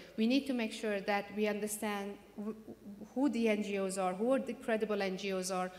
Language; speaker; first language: English; non-native, fluent; Persian